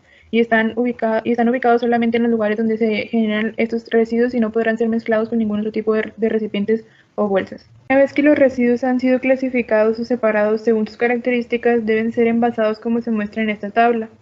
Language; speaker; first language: Spanish; native; Spanish